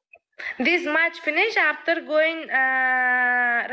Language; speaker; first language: English; non-native, learner; Uzbek